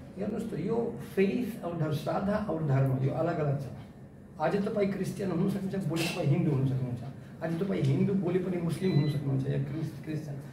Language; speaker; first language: Nepali; non-native, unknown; Russian